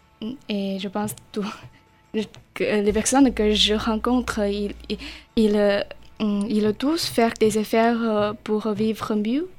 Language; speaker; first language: French; non-native, learner; Chinese